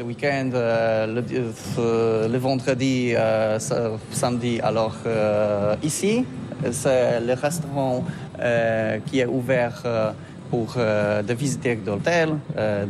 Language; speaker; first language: French; non-native, learner; Polish